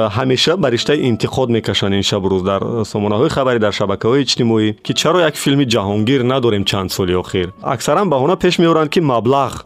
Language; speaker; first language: Tajik; native; Tajik